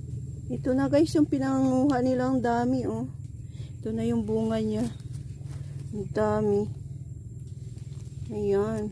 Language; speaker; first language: Filipino; non-native, local second language; Aklanon